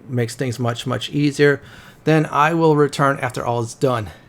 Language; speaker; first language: English; native; English